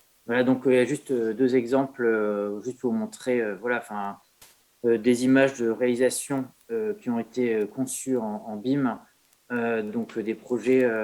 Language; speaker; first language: French; native; French